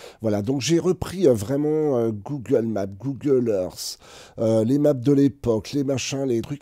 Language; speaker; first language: French; native; French